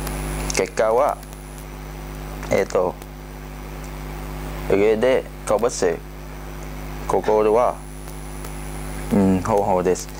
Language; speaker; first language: Japanese; non-native, learner; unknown